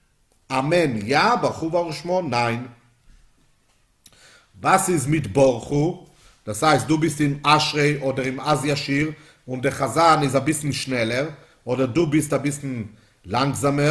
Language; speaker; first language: German; non-native, fluent; Yiddish